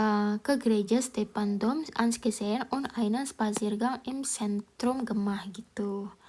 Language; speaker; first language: German; non-native, learner; Indonesian